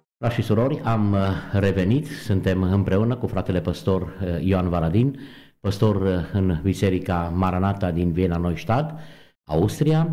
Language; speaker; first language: Romanian; native; Romanian